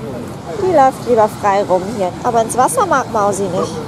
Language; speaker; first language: German; native; German